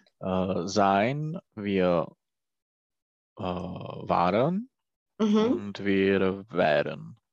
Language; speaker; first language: German; non-native, learner; Czech